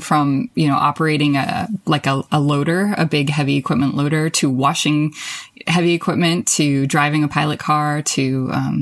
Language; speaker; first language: English; native; English